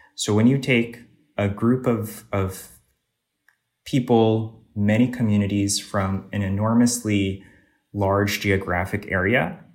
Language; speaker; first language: English; native; English